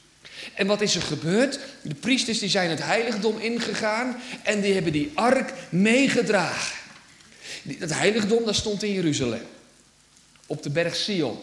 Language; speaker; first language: Dutch; native; Dutch